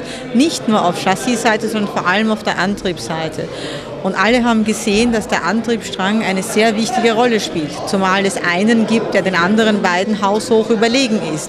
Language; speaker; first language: German; early bilingual, other home language; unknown